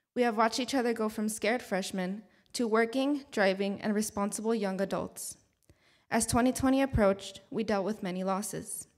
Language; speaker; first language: English; early bilingual, other home language; Spanish